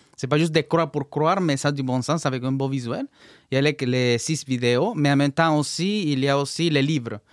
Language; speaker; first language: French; non-native, fluent; Spanish